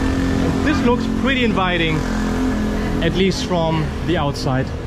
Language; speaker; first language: English; non-native, fluent; German